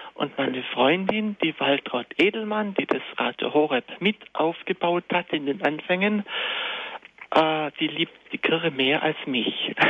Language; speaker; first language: German; native; German